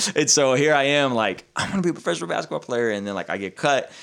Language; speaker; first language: English; early bilingual, other home language; Russian